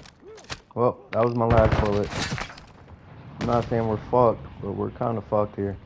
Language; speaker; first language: English; native; English